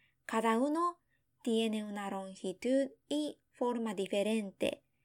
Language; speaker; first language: Spanish; non-native, fluent; Japanese